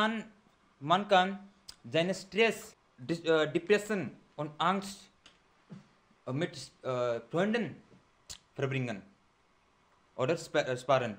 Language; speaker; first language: German; non-native, learner; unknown